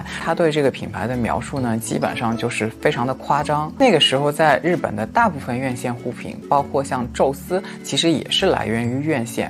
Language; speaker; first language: Chinese; native; Chinese